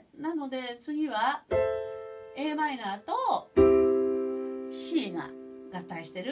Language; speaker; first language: Japanese; native; Japanese